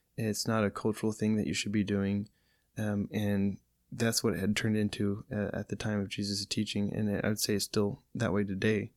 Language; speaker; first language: English; native; English